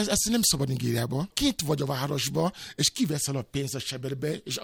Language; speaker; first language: Hungarian; non-native, fluent; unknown